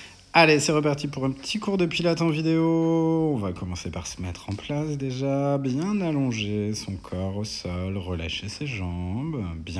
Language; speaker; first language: French; native; French